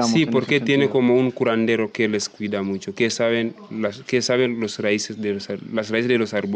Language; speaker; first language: Spanish; non-native, learner; Masai